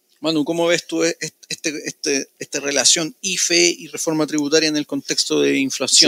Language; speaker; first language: Spanish; native; Spanish